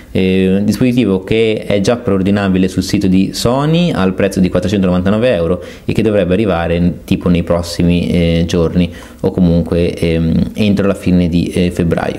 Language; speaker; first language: Italian; native; Italian